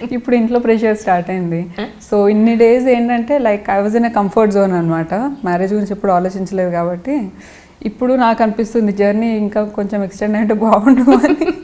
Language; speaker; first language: Telugu; non-native, local second language; Lambadi